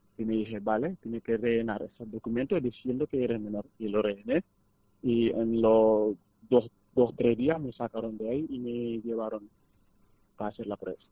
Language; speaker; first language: Spanish; non-native, fluent; Wolof